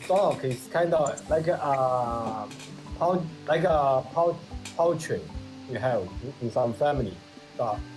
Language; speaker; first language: English; non-native, learner; Vietnamese